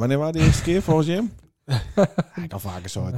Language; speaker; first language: Dutch; native; Dutch